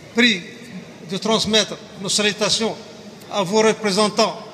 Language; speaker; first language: French; non-native, local second language; Arabic